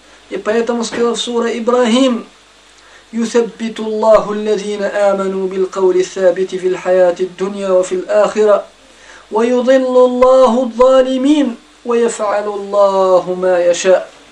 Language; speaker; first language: Russian; non-native, fluent; Arabic